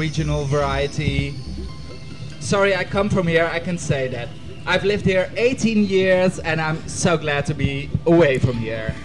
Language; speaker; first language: English; non-native, fluent; Dutch